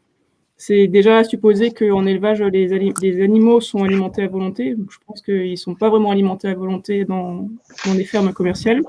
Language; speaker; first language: French; native; French